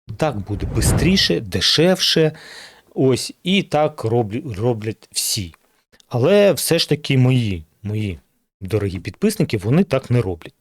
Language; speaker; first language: Ukrainian; non-native, local second language; Russian